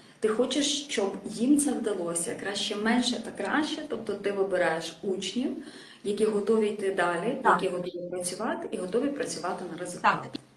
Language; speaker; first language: Ukrainian; native; Ukrainian